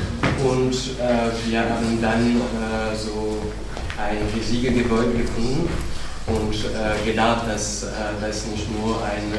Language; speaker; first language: German; non-native, fluent; French